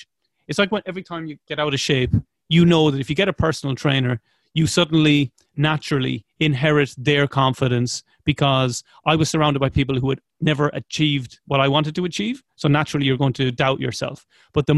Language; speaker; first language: English; native; English